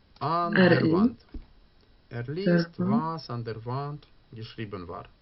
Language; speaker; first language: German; non-native, fluent; Ukrainian